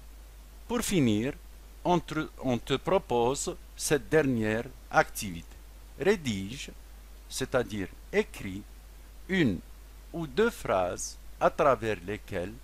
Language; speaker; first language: French; non-native, local second language; Arabic